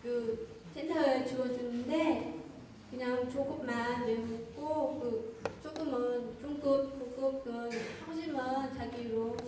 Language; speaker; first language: Korean; non-native, learner; Vietnamese